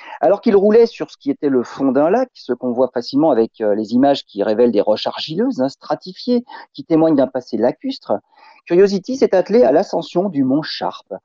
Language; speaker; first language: French; native; French